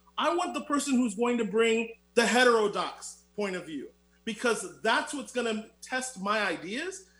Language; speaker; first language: English; native; English